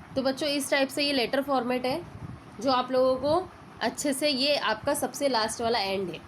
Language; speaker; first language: Hindi; non-native, local second language; Marathi